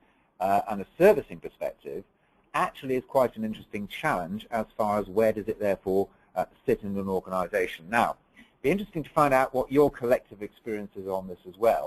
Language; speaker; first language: English; native; English